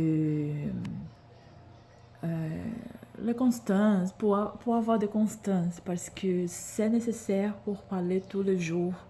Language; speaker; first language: French; non-native, learner; Portuguese